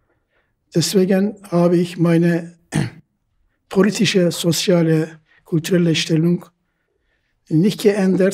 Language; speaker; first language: German; non-native, fluent; Turkish